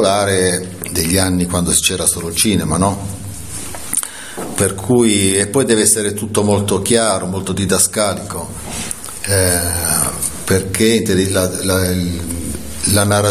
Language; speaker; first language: Italian; native; Italian